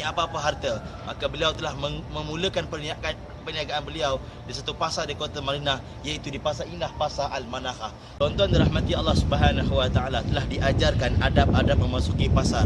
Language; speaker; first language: Malay; native; Malay